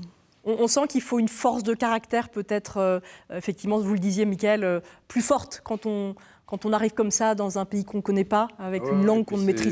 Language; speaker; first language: French; native; French